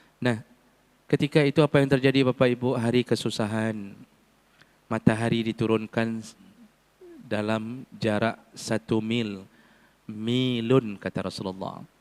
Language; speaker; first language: Malay; non-native, local second language; Achinese